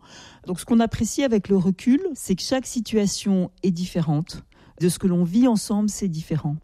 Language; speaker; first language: French; native; French